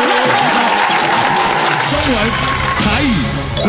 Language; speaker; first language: Chinese; native; Chinese